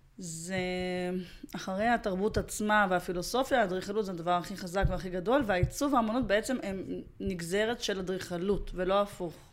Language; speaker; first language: Hebrew; early bilingual, other home language; Russian